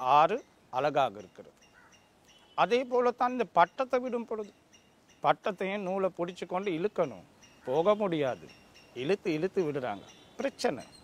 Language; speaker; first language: Tamil; non-native, local second language; Sinhala